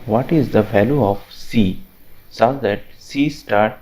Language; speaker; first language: English; non-native, local second language; Bangla